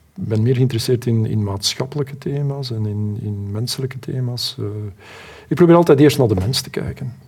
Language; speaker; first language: Dutch; native; Dutch